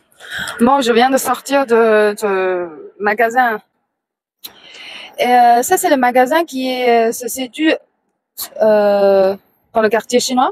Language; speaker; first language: French; non-native, fluent; Chinese